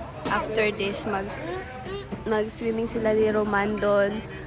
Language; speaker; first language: English; non-native, local second language; Cebuano